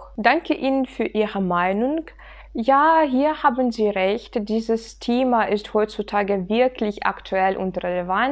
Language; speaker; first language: German; non-native, fluent; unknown